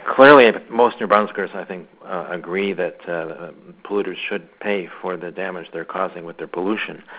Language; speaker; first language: English; native; English